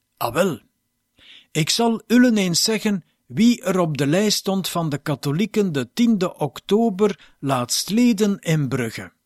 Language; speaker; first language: Dutch; native; Dutch